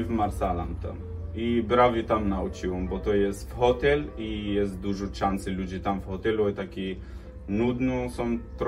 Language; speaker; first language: Polish; non-native, learner; Arabic